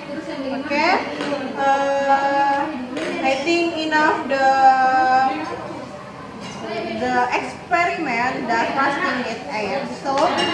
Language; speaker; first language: English; non-native, learner; Indonesian